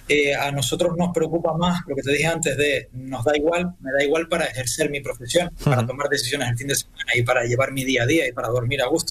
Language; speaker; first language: Spanish; native; Spanish